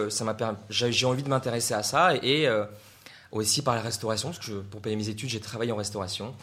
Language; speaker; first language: French; non-native, fluent; Russian